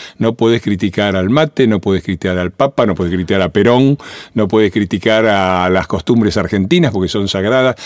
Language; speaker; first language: Spanish; native; Spanish